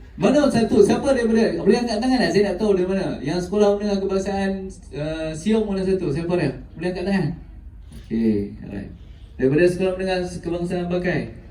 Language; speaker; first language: Malay; native; Malay